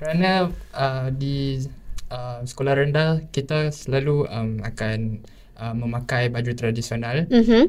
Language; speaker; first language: Malay; native; Malay